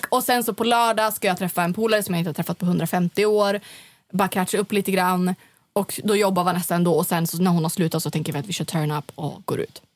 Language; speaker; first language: Swedish; native; Swedish